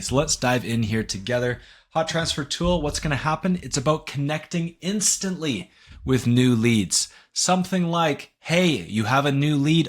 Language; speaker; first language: English; native; English